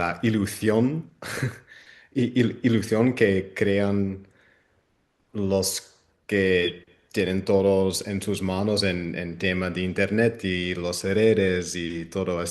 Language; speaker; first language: Spanish; non-native, fluent; Dutch